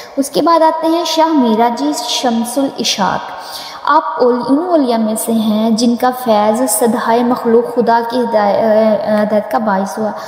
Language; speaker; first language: Urdu; native; Urdu